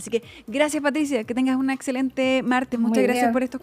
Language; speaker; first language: Spanish; native; Spanish